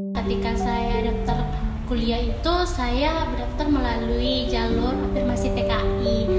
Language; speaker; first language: Indonesian; early bilingual, heritage; Indonesian